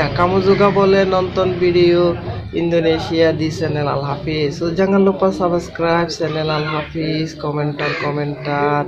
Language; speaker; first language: Indonesian; non-native, learner; Bangla